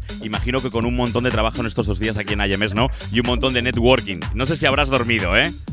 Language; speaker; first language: Spanish; native; Spanish